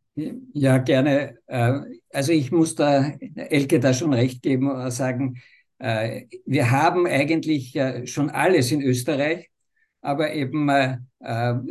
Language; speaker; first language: German; native; German